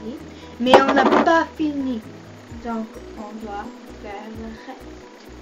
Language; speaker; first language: French; non-native, learner; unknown